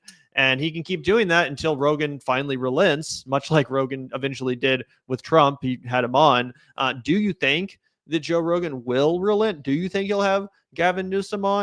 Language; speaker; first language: English; native; English